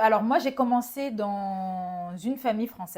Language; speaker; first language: French; non-native, local second language; Bambara